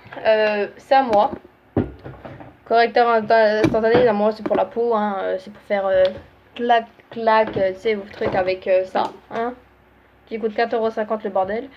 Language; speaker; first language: French; native; French